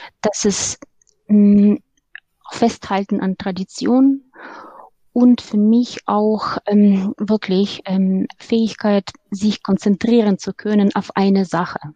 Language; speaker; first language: German; non-native, fluent; Russian